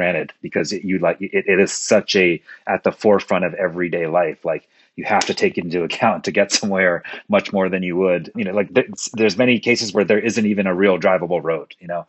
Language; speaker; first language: English; early bilingual, other home language; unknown